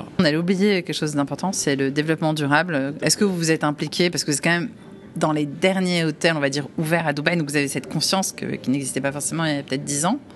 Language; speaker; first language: French; native; French